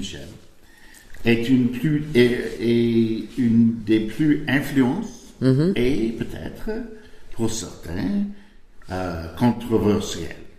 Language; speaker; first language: French; non-native, learner; English